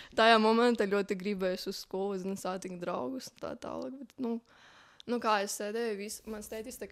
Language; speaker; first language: Latvian; non-native, learner; Ukrainian